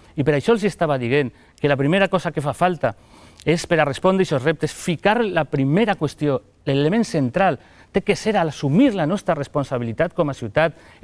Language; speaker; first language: Catalan; non-native, local second language; Spanish